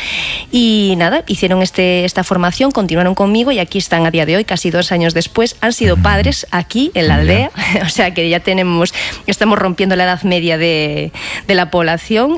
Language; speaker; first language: Spanish; native; Spanish